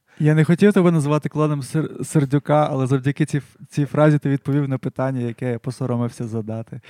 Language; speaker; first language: Ukrainian; non-native, local second language; Russian